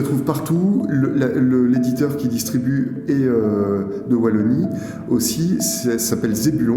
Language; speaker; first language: French; native; French